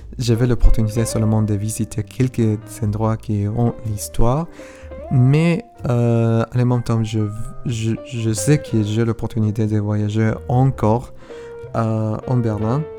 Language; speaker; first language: French; non-native, learner; Spanish